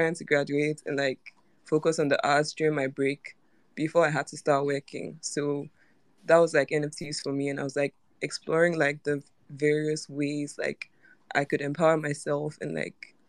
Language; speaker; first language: English; non-native, local second language; Akan